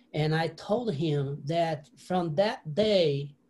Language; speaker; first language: English; non-native, learner; Portuguese